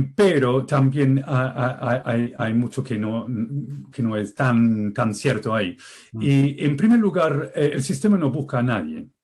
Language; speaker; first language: Spanish; non-native, fluent; English